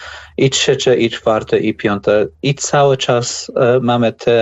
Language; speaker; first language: Polish; non-native, learner; Arabic